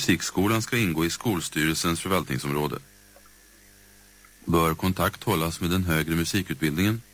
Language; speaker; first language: Swedish; native; Swedish